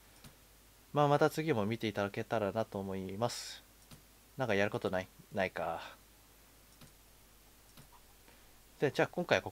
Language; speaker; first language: Japanese; native; Japanese